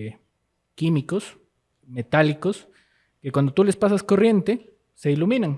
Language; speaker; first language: Spanish; native; Spanish